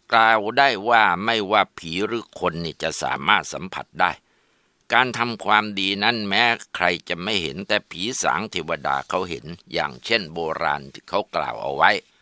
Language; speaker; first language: Thai; native; Thai